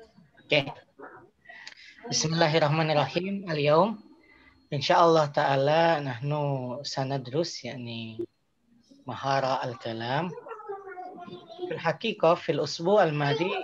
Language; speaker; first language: Arabic; non-native, fluent; Indonesian